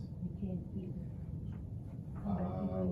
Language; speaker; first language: English; non-native, learner; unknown